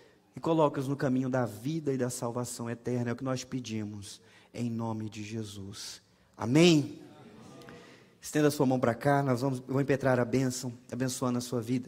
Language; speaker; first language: Portuguese; native; Portuguese